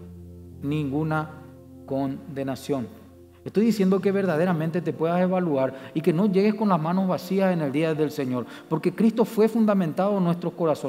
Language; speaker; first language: Spanish; native; Spanish